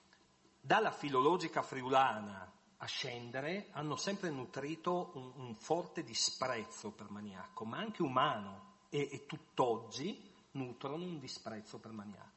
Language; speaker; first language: Italian; native; Italian